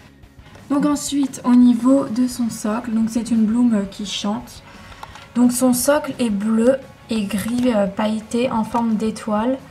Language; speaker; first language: French; native; French